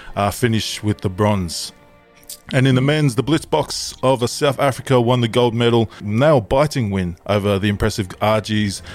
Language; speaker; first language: English; early bilingual, other home language; Tongan